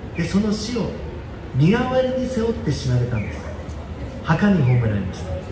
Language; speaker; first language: Japanese; native; Japanese